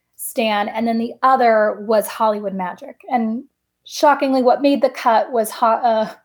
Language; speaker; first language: English; native; English